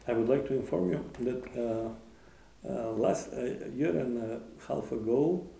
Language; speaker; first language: English; non-native, fluent; Macedonian